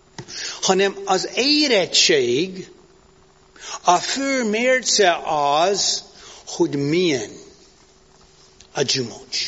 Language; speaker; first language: Hungarian; non-native, fluent; English